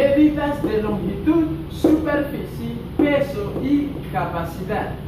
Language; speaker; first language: Spanish; non-native, fluent; Haitian Creole